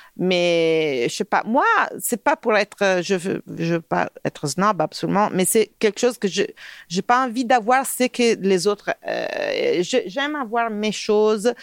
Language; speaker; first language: French; non-native, fluent; Italian